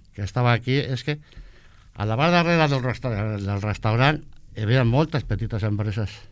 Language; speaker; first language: Catalan; non-native, local second language; Spanish